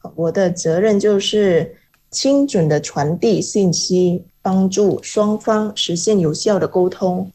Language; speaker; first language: Chinese; non-native, fluent; Indonesian